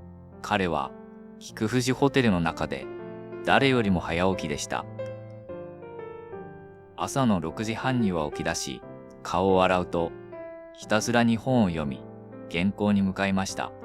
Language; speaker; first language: Japanese; native; Japanese